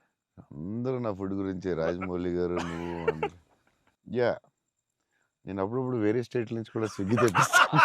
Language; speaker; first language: Telugu; native; Telugu